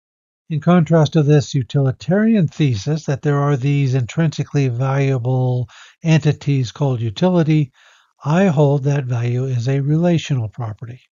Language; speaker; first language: English; native; English